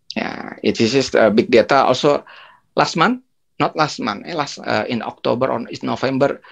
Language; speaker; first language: English; non-native, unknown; Indonesian